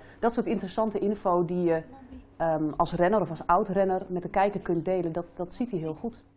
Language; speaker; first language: Dutch; native; Dutch